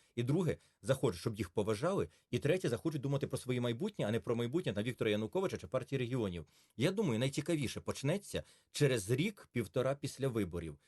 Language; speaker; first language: Ukrainian; native; Ukrainian